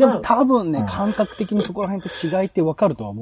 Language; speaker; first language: Japanese; native; Japanese